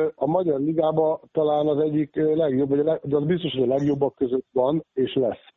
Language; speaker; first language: Hungarian; native; Hungarian